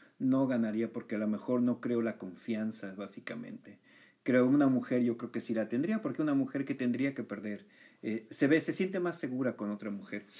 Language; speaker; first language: Spanish; native; Spanish